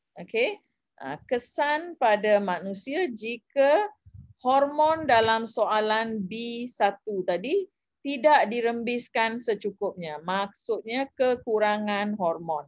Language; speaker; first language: Malay; non-native, local second language; Tamil